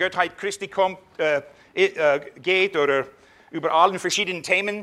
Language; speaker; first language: German; non-native, fluent; English